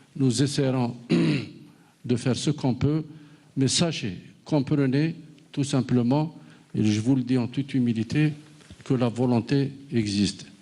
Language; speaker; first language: French; non-native, local second language; Arabic